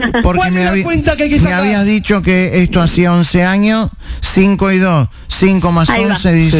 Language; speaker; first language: Spanish; native; Spanish